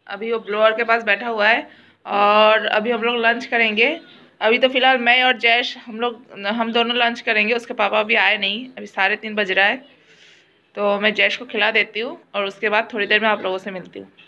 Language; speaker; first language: Hindi; non-native, local second language; Bangla